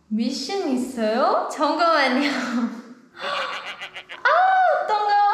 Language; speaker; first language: Korean; non-native, learner; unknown